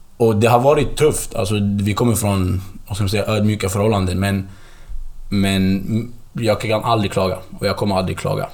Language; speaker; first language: Swedish; early bilingual, other home language; Kurdish